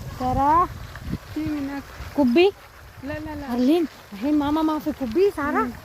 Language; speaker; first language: Arabic; non-native, learner; Filipino